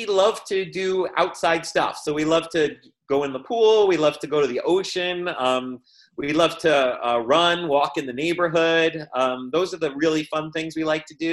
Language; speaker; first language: English; native; English